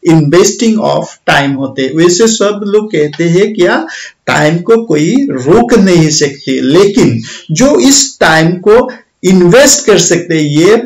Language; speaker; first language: Hindi; non-native, local second language; Bangla